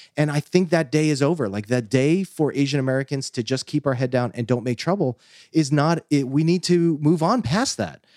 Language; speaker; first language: English; native; English